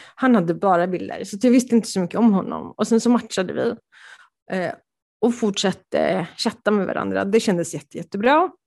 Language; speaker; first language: Swedish; early bilingual, other home language; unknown